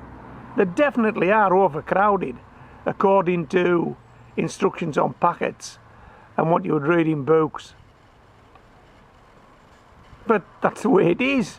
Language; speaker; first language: English; native; English